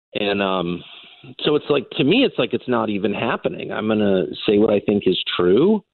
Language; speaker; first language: English; native; English